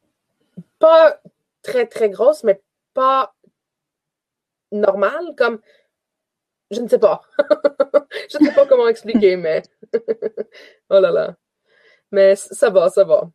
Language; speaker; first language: French; native; French